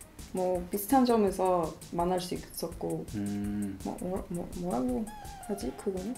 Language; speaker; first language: Korean; non-native, fluent; Swedish